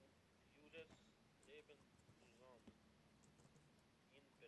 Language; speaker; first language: German; non-native, learner; Macedonian